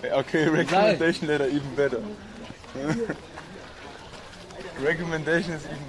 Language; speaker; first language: English; non-native, learner; German